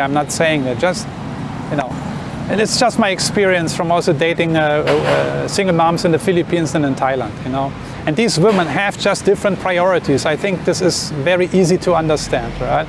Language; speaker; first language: English; non-native, fluent; German